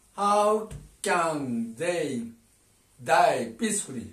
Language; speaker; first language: English; non-native, learner; Japanese